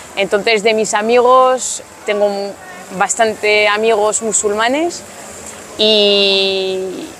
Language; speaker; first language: Spanish; non-native, fluent; French